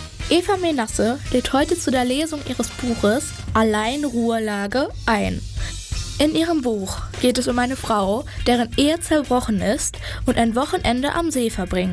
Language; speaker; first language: German; native; German